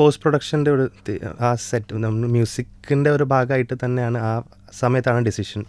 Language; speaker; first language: Malayalam; non-native, fluent; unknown